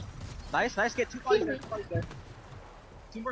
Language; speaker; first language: English; native; English